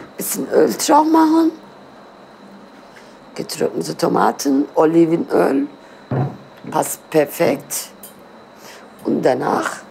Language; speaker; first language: German; non-native, learner; Turkish